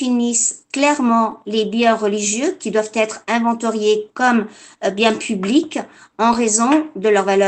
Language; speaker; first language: French; non-native, fluent; Spanish